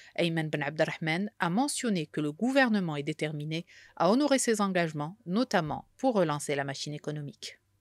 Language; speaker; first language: French; non-native, local second language; Arabic